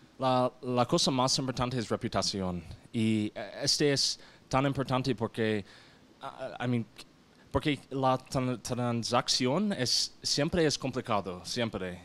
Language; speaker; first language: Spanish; non-native, learner; English